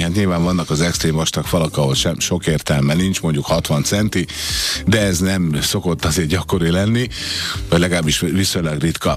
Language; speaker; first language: Hungarian; native; Hungarian